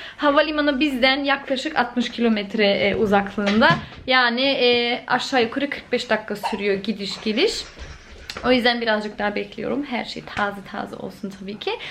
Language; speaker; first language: Turkish; early bilingual, heritage; Turkish